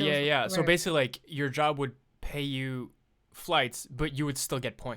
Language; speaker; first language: English; non-native, fluent; French